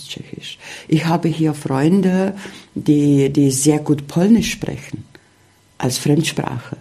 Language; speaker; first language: German; non-native, fluent; Czech